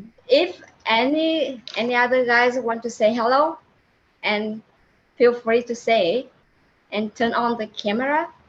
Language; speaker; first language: English; non-native, learner; Vietnamese